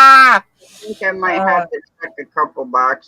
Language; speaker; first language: English; native; English